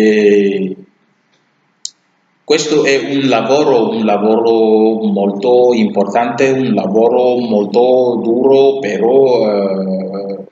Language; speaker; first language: Italian; non-native, learner; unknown